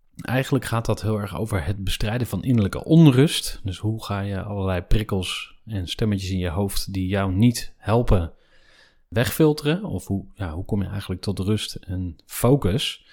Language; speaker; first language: Dutch; native; Dutch